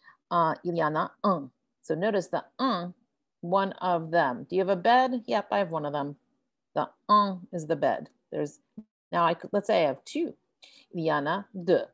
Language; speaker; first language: English; native; English